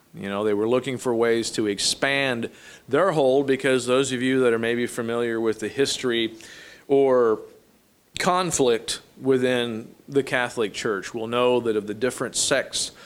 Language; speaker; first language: English; native; English